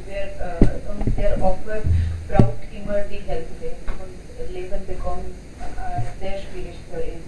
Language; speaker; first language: German; non-native, learner; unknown